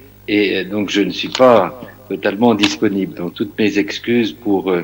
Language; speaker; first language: French; native; French